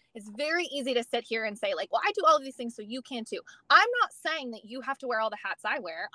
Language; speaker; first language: English; native; English